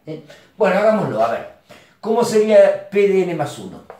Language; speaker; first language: Spanish; native; Spanish